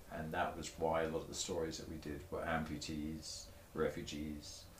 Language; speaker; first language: English; native; English